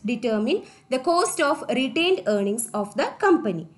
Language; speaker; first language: English; non-native, local second language; Malayalam